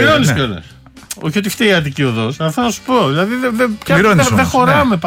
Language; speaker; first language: Greek; native; Greek